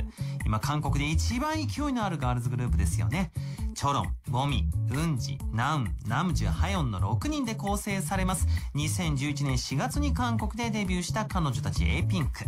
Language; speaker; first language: Japanese; native; Japanese